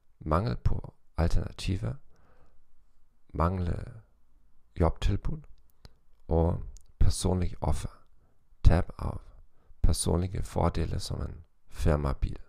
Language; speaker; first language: Norwegian; non-native, learner; German